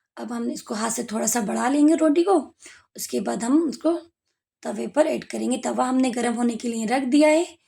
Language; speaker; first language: Hindi; native; Hindi